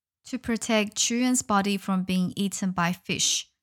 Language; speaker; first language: English; non-native, fluent; Chinese